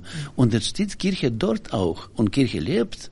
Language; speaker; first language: German; non-native, learner; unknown